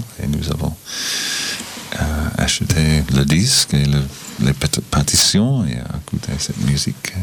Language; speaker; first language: French; non-native, fluent; English